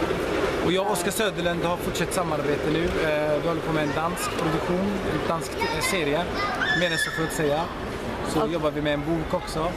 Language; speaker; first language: Swedish; early bilingual, other home language; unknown